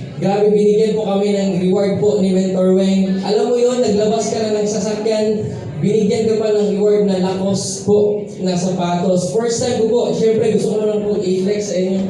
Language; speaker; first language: Filipino; non-native, local second language; Cebuano